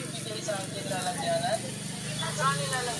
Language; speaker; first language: Filipino; non-native, learner; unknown